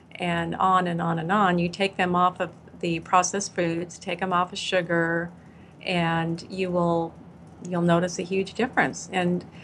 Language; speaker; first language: English; native; English